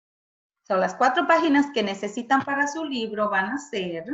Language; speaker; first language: Spanish; early bilingual, heritage; Spanish